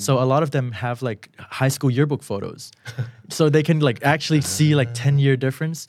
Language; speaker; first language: English; early bilingual, other home language; Thai